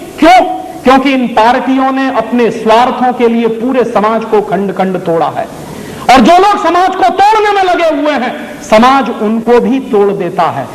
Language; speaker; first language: Hindi; native; Hindi